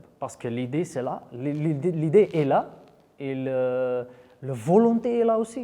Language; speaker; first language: French; non-native, fluent; Dutch